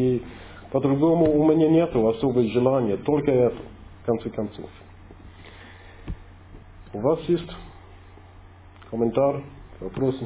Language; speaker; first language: Russian; non-native, fluent; English